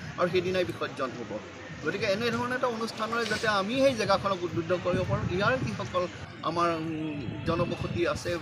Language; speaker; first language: Assamese; native; Assamese